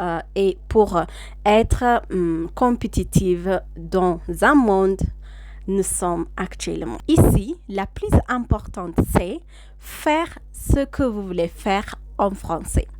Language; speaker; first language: French; non-native, fluent; Amharic